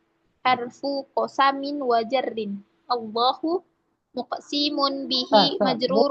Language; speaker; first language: Arabic; non-native, learner; Indonesian